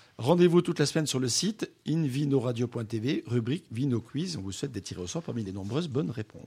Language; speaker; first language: French; native; French